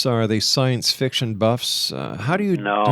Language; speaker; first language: English; native; English